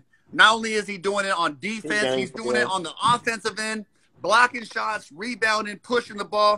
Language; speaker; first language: English; native; English